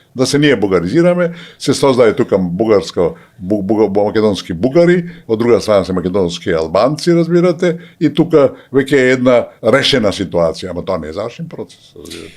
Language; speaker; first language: Macedonian; native; Macedonian